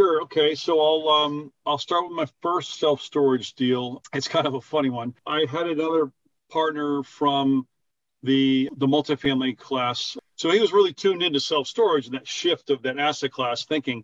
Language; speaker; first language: English; native; English